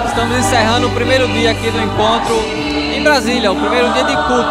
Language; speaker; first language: Portuguese; native; Portuguese